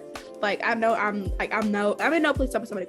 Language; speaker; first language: English; native; English